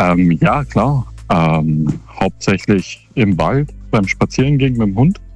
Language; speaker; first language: German; native; German